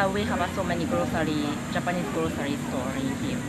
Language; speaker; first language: English; non-native, learner; Japanese